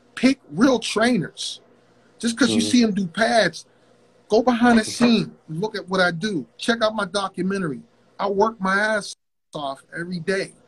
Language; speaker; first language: English; native; English